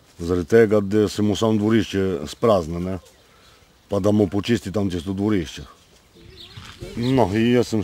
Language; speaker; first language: Slovenian; non-native, local second language; Romany